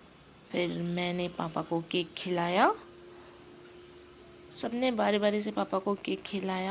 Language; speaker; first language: Hindi; native; Hindi